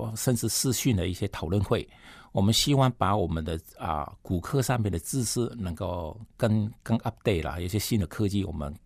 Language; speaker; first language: Chinese; non-native, fluent; Cantonese